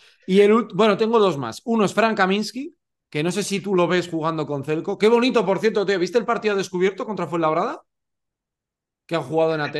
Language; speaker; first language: Spanish; native; Spanish